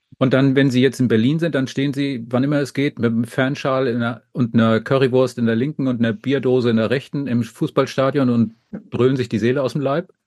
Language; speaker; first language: German; native; German